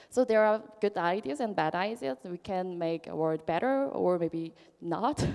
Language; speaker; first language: English; non-native, fluent; Korean